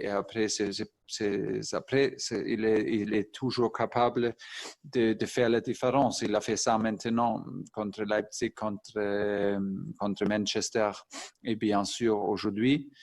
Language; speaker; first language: French; non-native, fluent; German